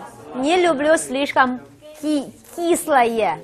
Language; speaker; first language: Russian; non-native, fluent; Chinese